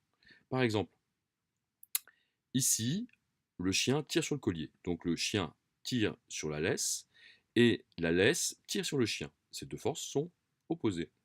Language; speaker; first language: French; native; French